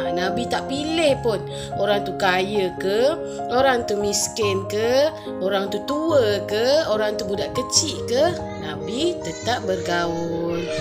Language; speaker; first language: Malay; native; Malay